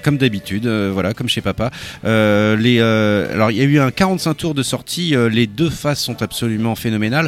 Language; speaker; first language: French; native; French